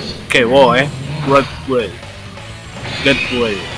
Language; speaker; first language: Spanish; native; Spanish